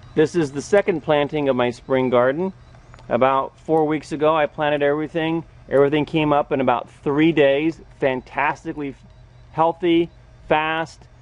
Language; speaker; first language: English; native; English